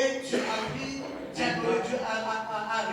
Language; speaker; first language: French; non-native, local second language; Lingala